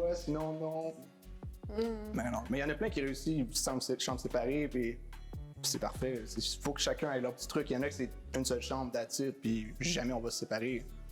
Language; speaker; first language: French; native; French